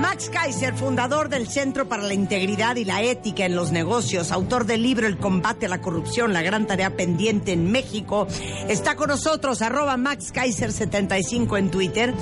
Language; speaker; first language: Spanish; native; Spanish